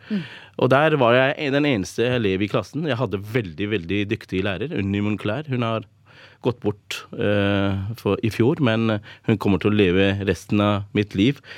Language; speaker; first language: Norwegian; early bilingual, other home language; Urdu